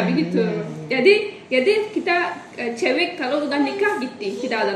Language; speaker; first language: Indonesian; non-native, learner; Turkish